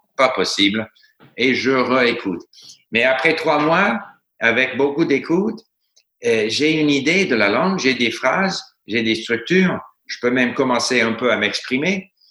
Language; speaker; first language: French; non-native, fluent; English